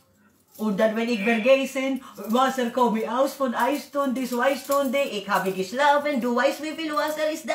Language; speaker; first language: German; non-native, learner; Waray